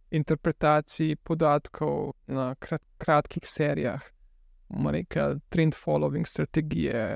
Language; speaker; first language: Slovenian; native; Slovenian